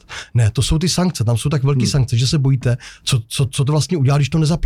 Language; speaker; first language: Czech; native; Czech